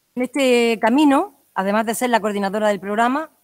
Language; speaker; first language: Spanish; native; Spanish